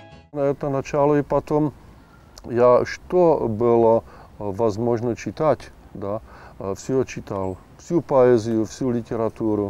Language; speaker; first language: Russian; non-native, fluent; Czech